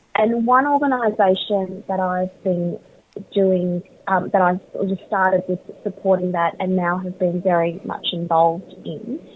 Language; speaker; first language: English; early bilingual, other home language; Vietnamese